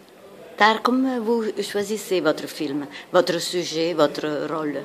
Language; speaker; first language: French; non-native, fluent; Italian